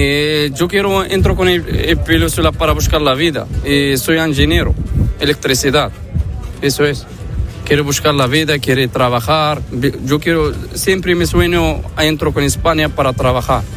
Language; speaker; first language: Spanish; non-native, learner; Arabic